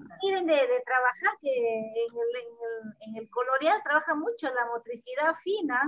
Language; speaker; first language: Spanish; native; Spanish